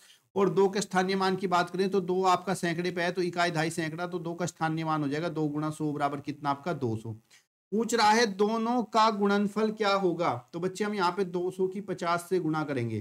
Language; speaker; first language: Hindi; native; Hindi